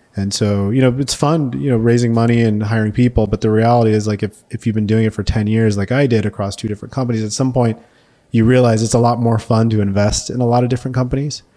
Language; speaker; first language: English; native; English